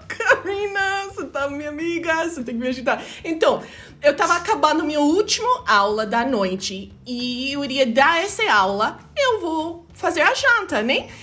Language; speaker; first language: Portuguese; non-native, fluent; English